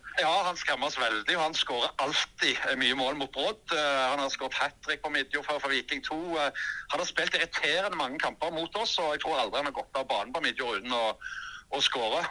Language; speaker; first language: Norwegian; native; Norwegian